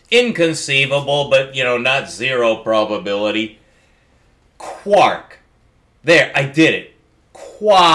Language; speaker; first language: English; native; English